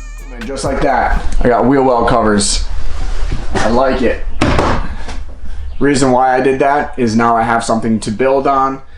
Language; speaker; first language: English; native; English